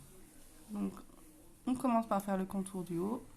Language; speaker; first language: French; native; French